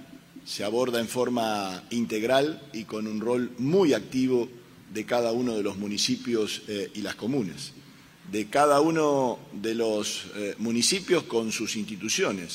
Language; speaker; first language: Spanish; native; Spanish